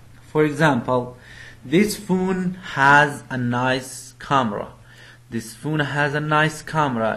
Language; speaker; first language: English; non-native, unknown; Persian